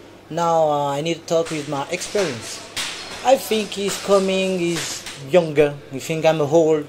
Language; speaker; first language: English; non-native, learner; French